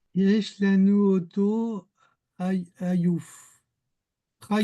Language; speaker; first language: Hebrew; non-native, learner; French